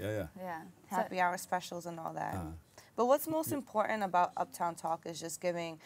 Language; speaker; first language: English; native; English